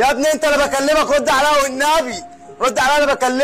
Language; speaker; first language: Arabic; native; Arabic